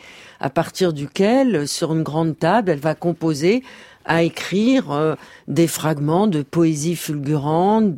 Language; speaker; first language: French; native; French